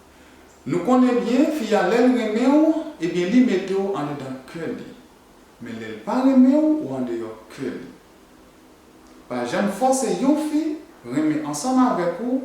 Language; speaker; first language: French; non-native, learner; Haitian Creole